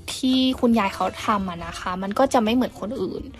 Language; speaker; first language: Thai; native; Thai